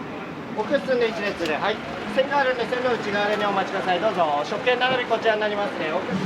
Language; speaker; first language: Japanese; native; Japanese